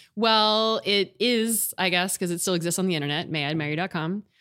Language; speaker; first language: English; native; English